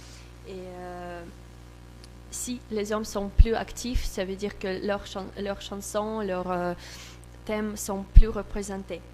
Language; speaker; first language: French; non-native, learner; Russian